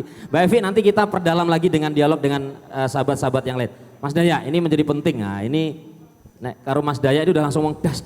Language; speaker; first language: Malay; non-native, local second language; Javanese